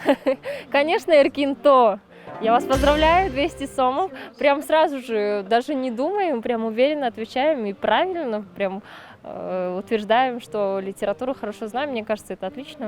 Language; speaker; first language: Russian; native; Russian